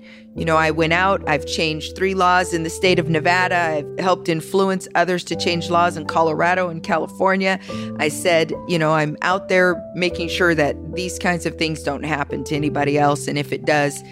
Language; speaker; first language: English; native; English